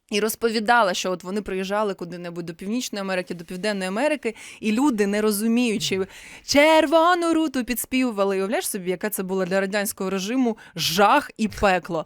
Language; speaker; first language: Ukrainian; native; Ukrainian